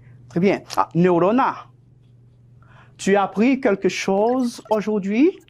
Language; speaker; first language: French; non-native, fluent; Spanish